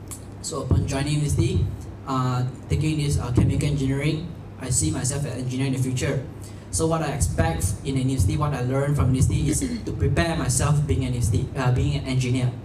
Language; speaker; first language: English; non-native, local second language; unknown